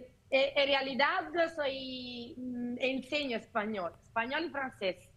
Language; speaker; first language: Spanish; non-native, fluent; Italian